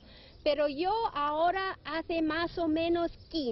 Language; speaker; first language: Spanish; non-native, learner; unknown